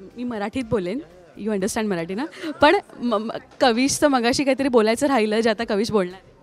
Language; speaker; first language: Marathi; native; Marathi